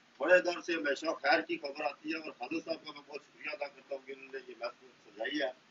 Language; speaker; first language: Urdu; non-native, local second language; Pahari-Potwari